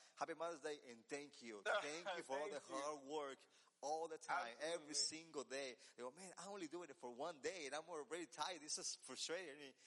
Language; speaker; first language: English; non-native, learner; Spanish